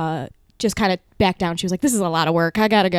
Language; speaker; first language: English; early bilingual, other home language; Spanish